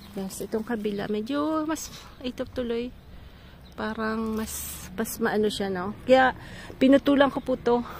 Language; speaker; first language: Filipino; native; Filipino